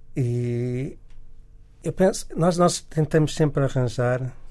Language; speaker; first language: Portuguese; native; Portuguese